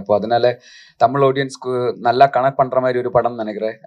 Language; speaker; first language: Tamil; non-native, local second language; Malayalam